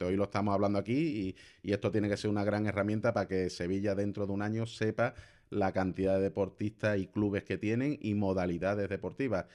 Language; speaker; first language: Spanish; native; Spanish